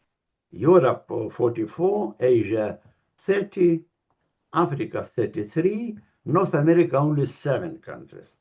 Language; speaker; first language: English; non-native, learner; Lithuanian